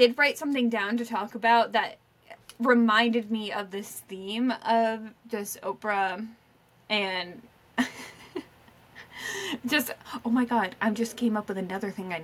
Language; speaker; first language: English; native; English